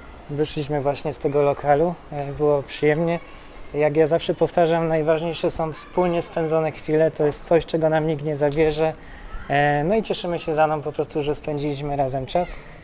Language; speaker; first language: Polish; native; Polish